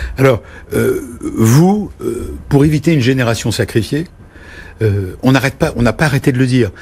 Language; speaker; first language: French; native; French